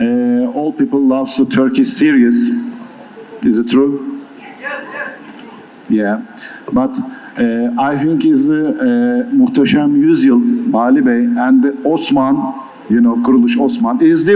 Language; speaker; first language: English; non-native, learner; Turkish